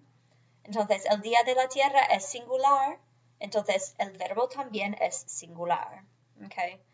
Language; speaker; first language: Spanish; non-native, fluent; English